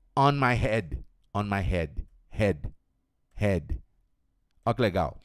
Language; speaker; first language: English; non-native, fluent; Portuguese